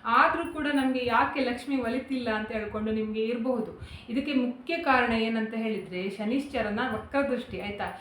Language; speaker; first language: Kannada; non-native, local second language; Konkani